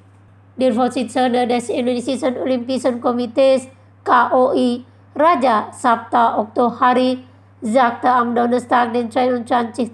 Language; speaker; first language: German; non-native, fluent; Indonesian